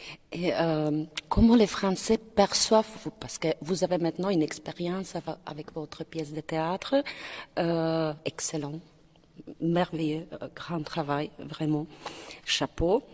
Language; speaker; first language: French; non-native, fluent; Czech